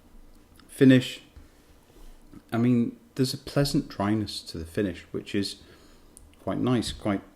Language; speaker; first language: English; native; English